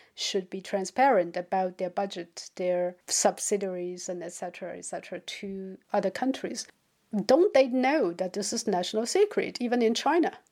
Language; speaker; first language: English; non-native, fluent; Chinese